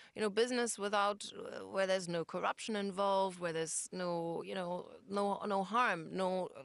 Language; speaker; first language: English; non-native, fluent; German